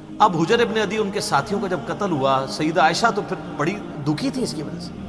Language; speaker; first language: Urdu; non-native, local second language; Punjabi